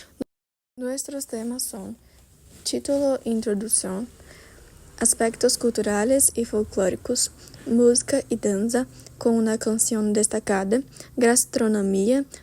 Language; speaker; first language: Spanish; non-native, learner; Portuguese